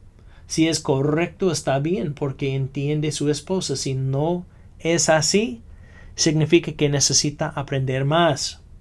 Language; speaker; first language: Spanish; non-native, fluent; English